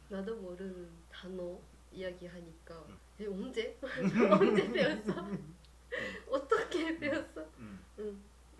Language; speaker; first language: Korean; non-native, learner; Japanese